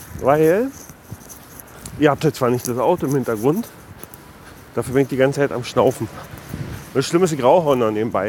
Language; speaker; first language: German; native; German